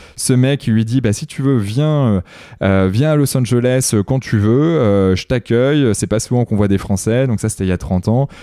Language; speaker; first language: French; native; French